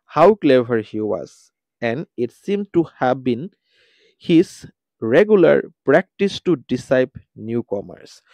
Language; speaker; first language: English; non-native, local second language; Assamese